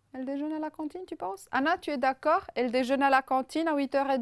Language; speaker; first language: French; non-native, fluent; Romanian